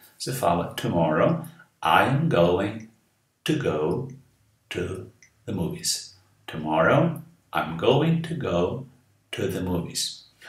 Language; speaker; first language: English; non-native, fluent; Portuguese